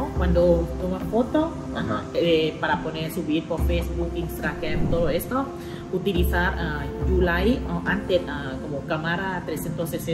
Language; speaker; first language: Spanish; non-native, learner; Thai